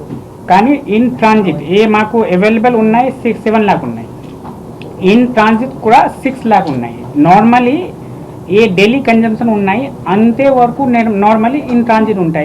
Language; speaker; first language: Telugu; non-native, fluent; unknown